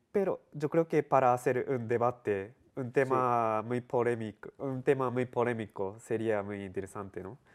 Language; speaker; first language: Spanish; non-native, learner; Japanese